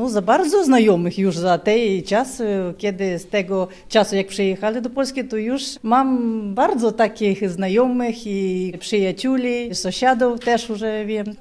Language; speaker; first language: Polish; non-native, learner; Ukrainian